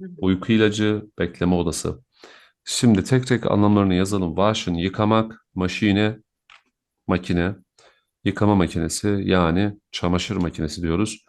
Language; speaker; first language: Turkish; native; Turkish